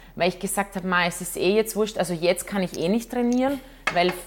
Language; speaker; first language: German; non-native, fluent; Croatian